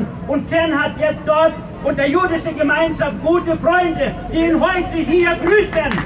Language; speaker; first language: German; non-native, fluent; Russian